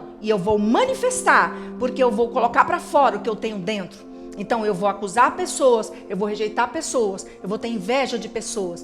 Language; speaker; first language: Portuguese; native; Portuguese